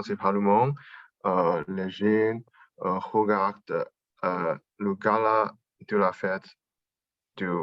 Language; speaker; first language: French; non-native, learner; Chinese